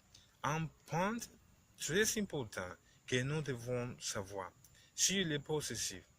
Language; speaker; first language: French; non-native, learner; Spanish